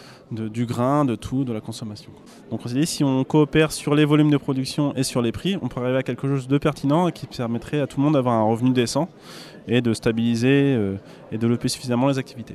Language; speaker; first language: French; native; French